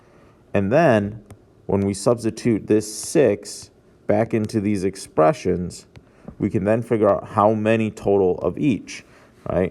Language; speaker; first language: English; native; English